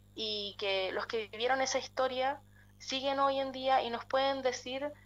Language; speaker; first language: Spanish; native; Spanish